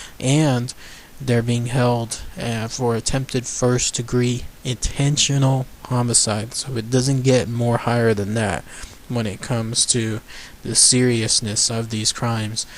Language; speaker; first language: English; native; English